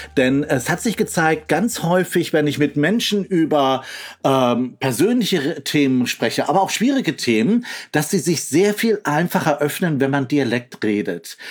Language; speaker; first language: German; native; German